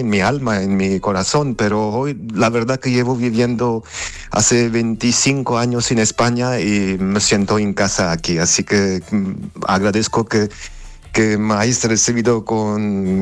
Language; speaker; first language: Spanish; non-native, fluent; Armenian